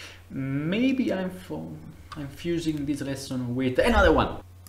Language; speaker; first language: English; non-native, fluent; Italian